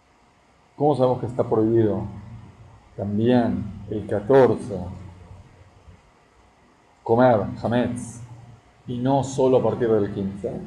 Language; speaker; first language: Spanish; native; Spanish